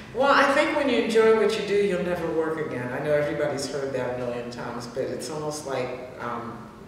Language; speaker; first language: English; native; English